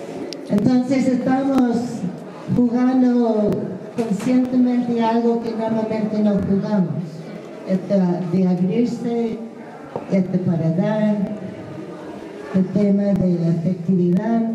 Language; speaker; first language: Spanish; non-native, fluent; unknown